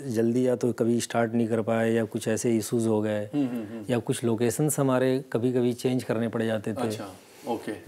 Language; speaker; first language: Hindi; native; Hindi